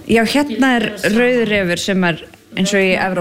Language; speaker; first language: Icelandic; native; Icelandic